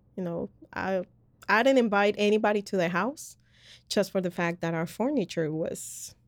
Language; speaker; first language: English; early bilingual, other home language; Spanish